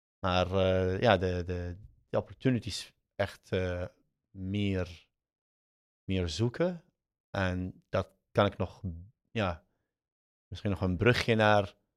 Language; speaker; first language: Dutch; early bilingual, other home language; Arabic